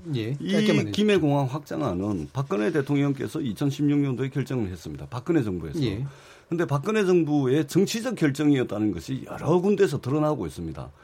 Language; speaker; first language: Korean; native; Korean